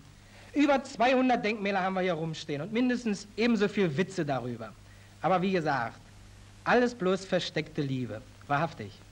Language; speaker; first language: German; native; German